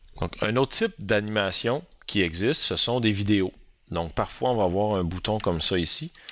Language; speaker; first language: French; native; French